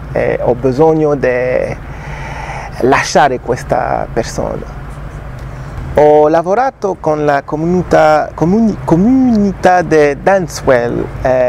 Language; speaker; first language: Italian; non-native, learner; French